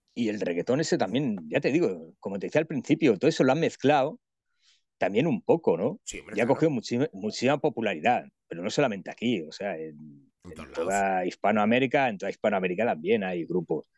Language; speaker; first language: Spanish; native; Spanish